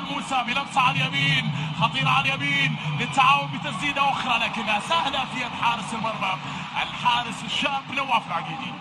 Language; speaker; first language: Arabic; native; Arabic